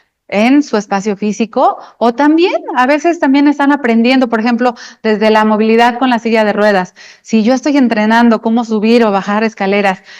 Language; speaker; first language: Spanish; native; Spanish